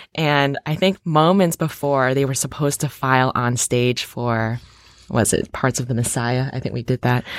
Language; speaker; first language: English; native; English